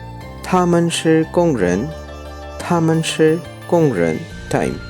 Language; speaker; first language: Chinese; non-native, fluent; Urdu